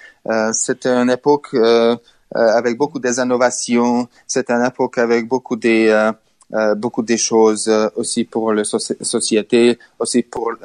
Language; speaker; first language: French; non-native, learner; Hungarian